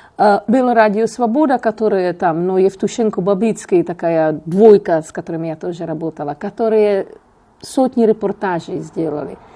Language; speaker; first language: Russian; non-native, fluent; Czech